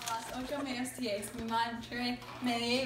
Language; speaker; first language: Spanish; non-native, learner; English